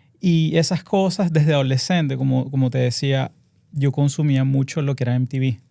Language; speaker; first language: Spanish; native; Spanish